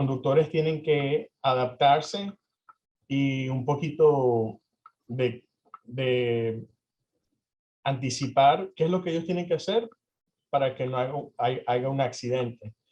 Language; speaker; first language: Spanish; early bilingual, heritage; Spanish